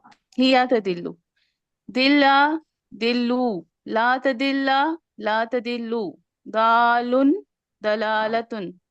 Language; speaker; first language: Arabic; non-native, learner; Urdu